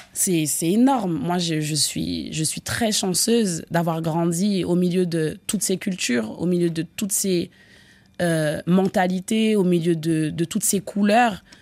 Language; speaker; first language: French; native; French